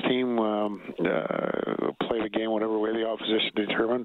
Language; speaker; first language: English; native; English